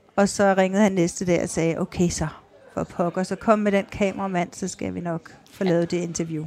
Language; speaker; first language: Danish; native; Danish